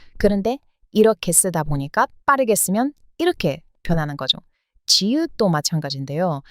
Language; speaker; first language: Korean; non-native, fluent; English